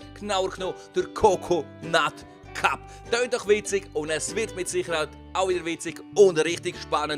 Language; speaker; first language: German; native; German